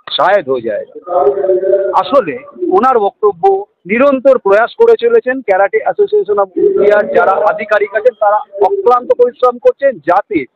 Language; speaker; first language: Hindi; non-native, local second language; Bangla